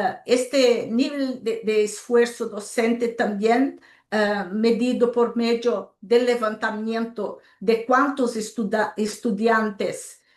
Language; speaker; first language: Spanish; non-native, local second language; Portuguese